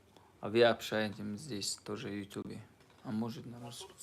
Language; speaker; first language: Russian; non-native, fluent; Tajik